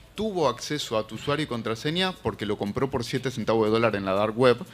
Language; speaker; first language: Spanish; native; Spanish